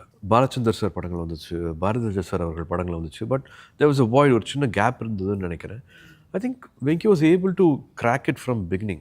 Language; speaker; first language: Tamil; native; Tamil